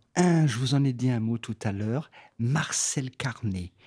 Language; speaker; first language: French; native; French